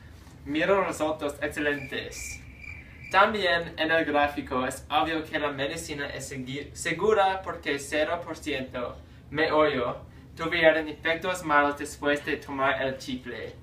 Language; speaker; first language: Spanish; non-native, learner; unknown